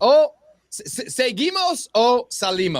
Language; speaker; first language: Spanish; non-native, learner; English